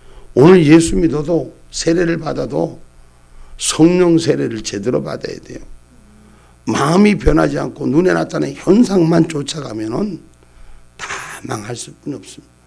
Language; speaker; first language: Korean; native; Korean